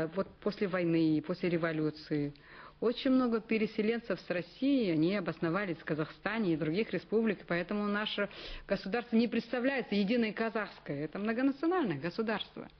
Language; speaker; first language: Russian; non-native, local second language; Kazakh